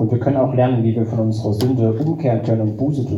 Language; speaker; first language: German; native; German